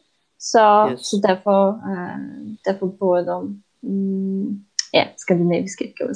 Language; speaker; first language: Swedish; non-native, fluent; Polish